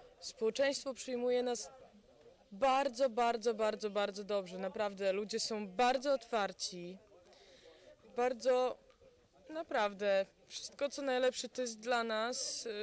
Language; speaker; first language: Polish; early bilingual, heritage; Ukrainian